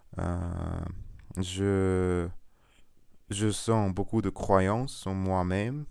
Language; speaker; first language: French; non-native, learner; Russian